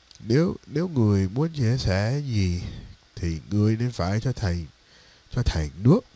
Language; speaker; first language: Vietnamese; non-native, learner; English